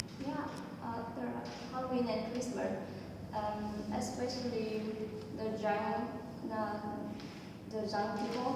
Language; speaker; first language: English; non-native, fluent; Vietnamese